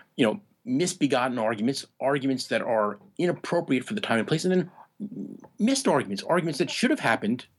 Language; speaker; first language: English; native; English